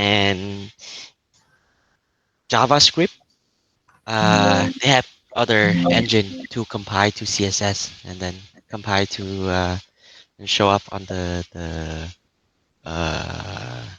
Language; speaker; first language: English; non-native, learner; Vietnamese